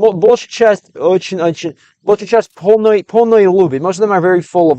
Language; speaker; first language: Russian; non-native, learner; English